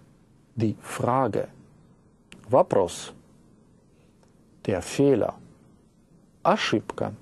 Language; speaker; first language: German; non-native, fluent; Russian